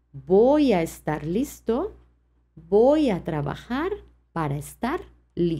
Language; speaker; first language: Spanish; non-native, fluent; French